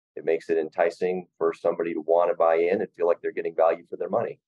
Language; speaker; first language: English; native; English